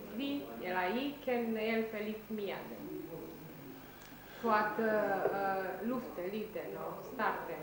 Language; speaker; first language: Danish; non-native, learner; Romanian